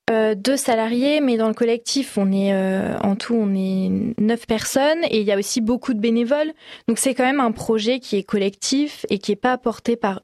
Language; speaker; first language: French; native; French